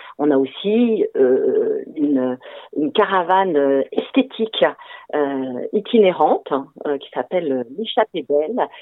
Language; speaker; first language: French; native; French